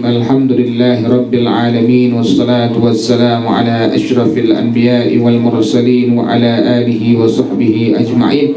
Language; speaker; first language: Arabic; non-native, fluent; Indonesian